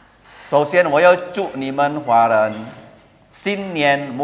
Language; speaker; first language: Chinese; early bilingual, heritage; Chinese